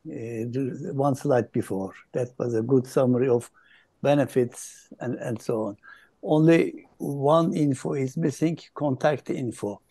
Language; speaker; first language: English; non-native, fluent; Turkish